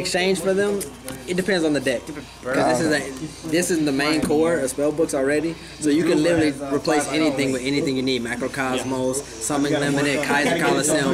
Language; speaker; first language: English; native; English